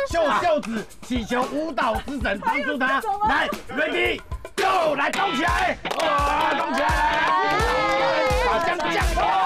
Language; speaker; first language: Chinese; native; Chinese